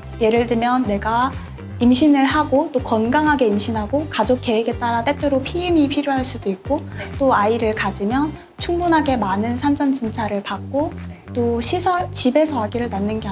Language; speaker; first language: Korean; native; Korean